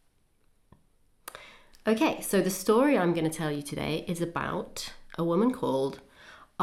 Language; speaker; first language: English; native; English